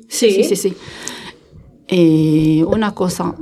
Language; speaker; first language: Spanish; non-native, learner; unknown